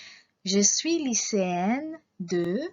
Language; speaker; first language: French; non-native, fluent; Indonesian